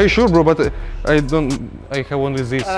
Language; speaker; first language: English; non-native, learner; Russian